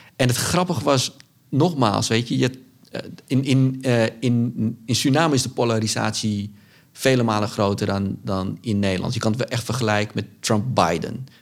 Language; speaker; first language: Dutch; early bilingual, other home language; Sranan Tongo